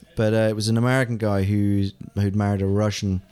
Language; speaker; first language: English; non-native, local second language; German